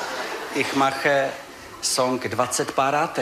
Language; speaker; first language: German; non-native, learner; Czech